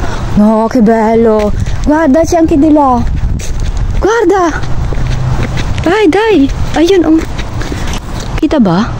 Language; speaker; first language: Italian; non-native, learner; Filipino